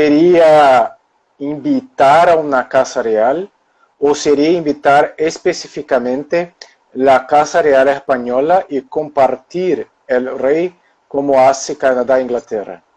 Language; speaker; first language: Spanish; non-native, local second language; Portuguese